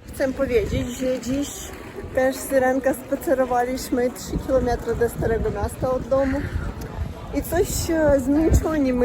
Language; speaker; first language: Polish; non-native, learner; Russian